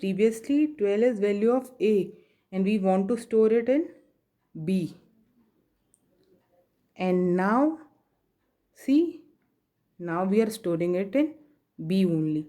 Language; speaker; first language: English; non-native, local second language; Hindi